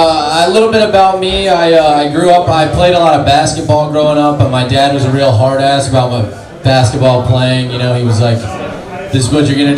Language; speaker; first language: English; native; English